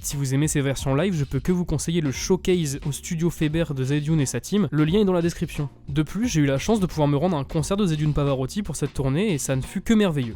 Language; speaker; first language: French; native; French